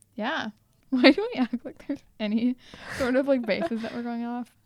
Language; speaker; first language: English; early bilingual, other home language; Telugu